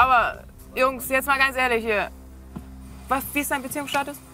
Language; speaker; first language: German; native; German